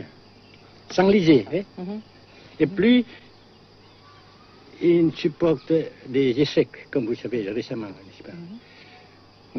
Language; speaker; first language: French; non-native, fluent; Vietnamese